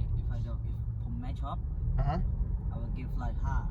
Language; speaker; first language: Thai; non-native, learner; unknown